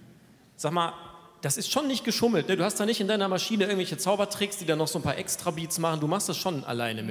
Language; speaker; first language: German; native; German